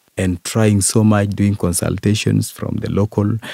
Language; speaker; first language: English; non-native, local second language; Kalenjin